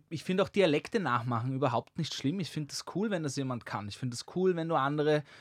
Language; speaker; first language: German; native; German